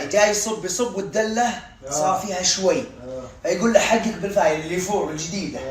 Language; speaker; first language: Arabic; native; Arabic